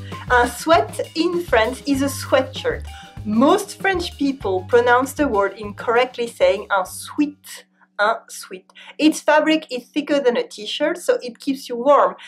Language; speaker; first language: English; non-native, fluent; French